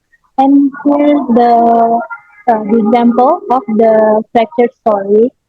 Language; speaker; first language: English; non-native, learner; Indonesian